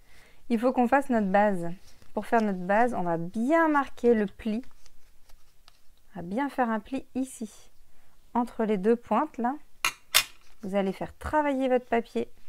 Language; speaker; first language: French; native; French